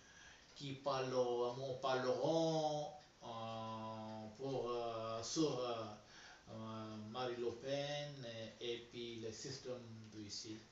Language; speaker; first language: French; non-native, learner; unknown